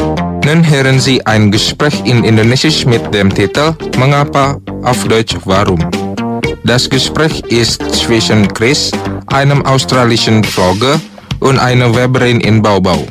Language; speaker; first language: German; non-native, fluent; Indonesian